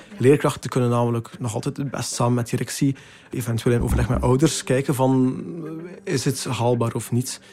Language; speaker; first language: Dutch; native; Dutch